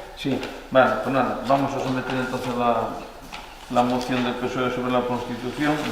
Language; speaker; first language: Spanish; non-native, local second language; Galician